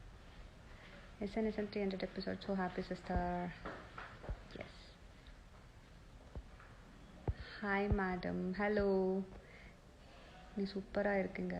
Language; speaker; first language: Tamil; non-native, fluent; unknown